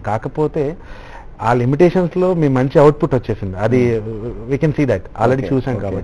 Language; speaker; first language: Telugu; native; Telugu